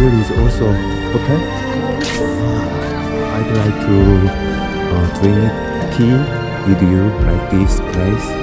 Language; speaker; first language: English; non-native, learner; Korean